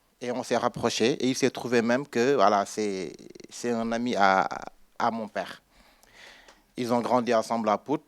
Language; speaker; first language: French; non-native, local second language; Wolof